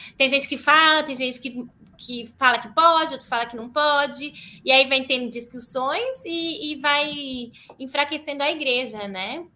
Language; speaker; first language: Portuguese; native; Portuguese